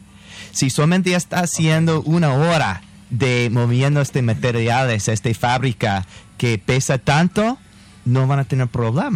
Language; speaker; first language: Spanish; non-native, fluent; English